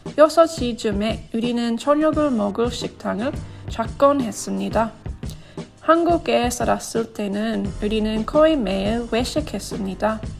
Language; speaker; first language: Korean; non-native, learner; English